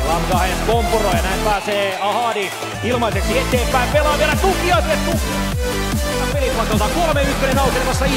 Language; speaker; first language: Finnish; native; Finnish